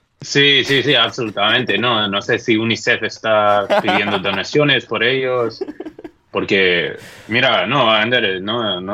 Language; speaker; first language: Spanish; non-native, fluent; English